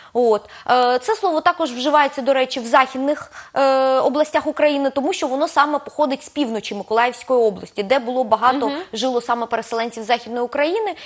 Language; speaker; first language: Ukrainian; native; Ukrainian